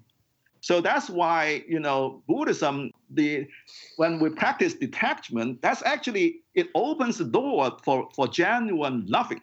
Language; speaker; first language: English; non-native, local second language; Cantonese